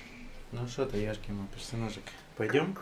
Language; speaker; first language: Russian; native; Russian